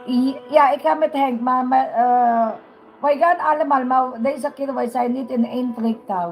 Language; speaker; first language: Dutch; non-native, learner; Filipino